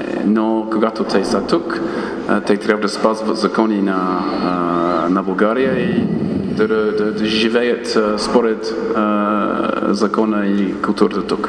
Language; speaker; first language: Bulgarian; non-native, fluent; English